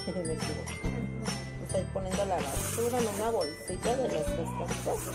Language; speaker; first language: Spanish; native; Spanish